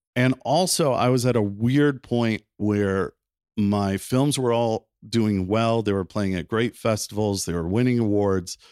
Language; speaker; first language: English; native; English